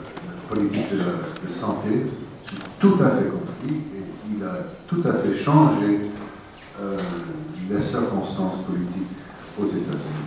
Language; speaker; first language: French; non-native, fluent; English